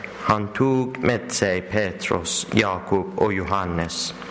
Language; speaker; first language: Swedish; non-native, learner; Persian